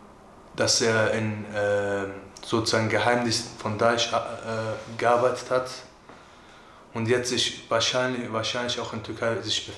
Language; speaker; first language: German; early bilingual, other home language; Turkish